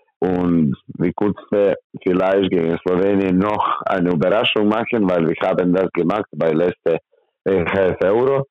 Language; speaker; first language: German; non-native, learner; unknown